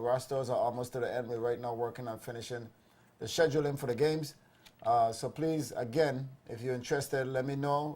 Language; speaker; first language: English; native; English